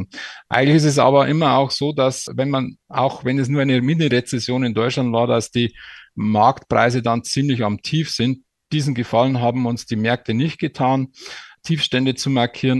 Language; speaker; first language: German; native; German